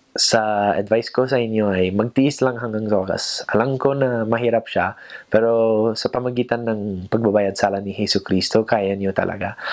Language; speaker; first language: Filipino; non-native, fluent; English